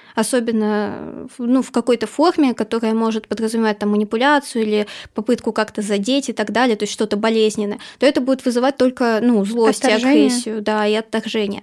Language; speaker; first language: Russian; native; Russian